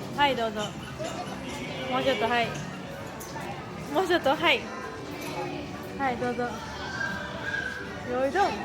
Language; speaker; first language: Japanese; non-native, fluent; Filipino